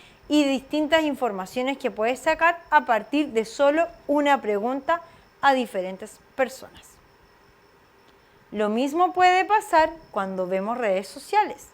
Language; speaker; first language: Spanish; native; Spanish